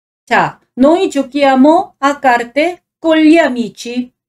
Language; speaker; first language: Italian; non-native, fluent; Korean